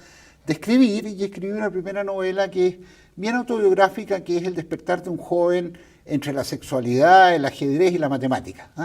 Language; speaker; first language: Spanish; native; Spanish